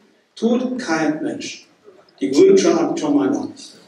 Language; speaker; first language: German; native; German